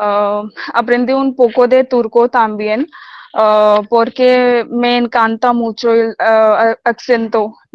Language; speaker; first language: Spanish; non-native, learner; Hindi